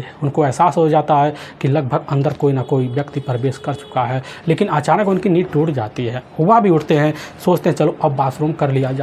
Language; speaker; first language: Hindi; native; Hindi